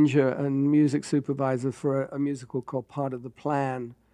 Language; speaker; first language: English; native; English